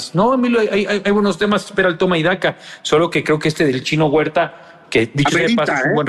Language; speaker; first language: Spanish; native; Spanish